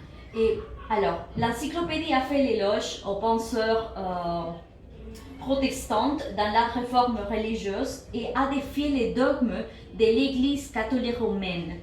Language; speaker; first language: French; non-native, learner; Spanish